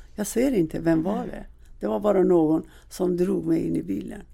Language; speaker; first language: Swedish; non-native, fluent; Persian